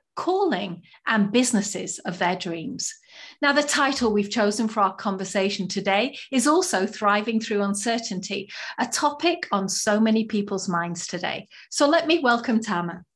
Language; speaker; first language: English; native; English